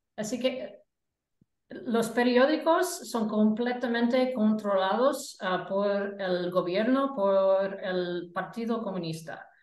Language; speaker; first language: Spanish; non-native, fluent; English